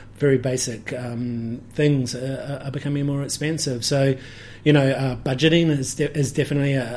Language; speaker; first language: English; native; English